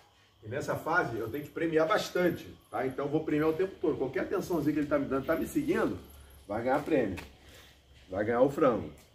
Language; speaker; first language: Portuguese; native; Portuguese